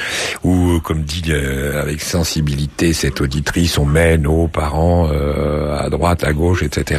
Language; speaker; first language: French; native; French